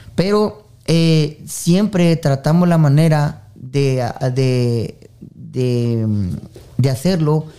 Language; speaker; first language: Spanish; native; Spanish